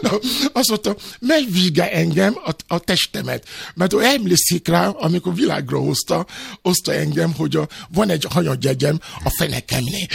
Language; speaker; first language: Hungarian; non-native, learner; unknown